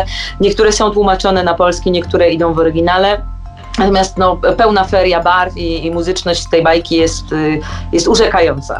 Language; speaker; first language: Polish; native; Polish